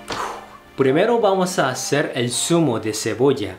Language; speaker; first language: Spanish; non-native, fluent; Korean